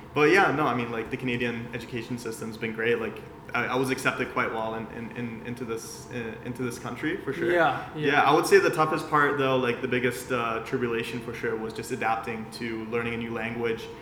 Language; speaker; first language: English; early bilingual, other home language; Persian